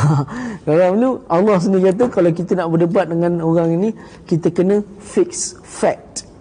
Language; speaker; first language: Malay; native; Malay